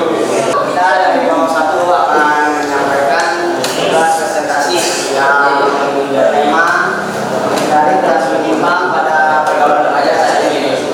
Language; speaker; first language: Indonesian; native; Indonesian